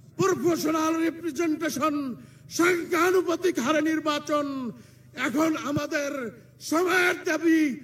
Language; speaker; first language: Bangla; native; Bangla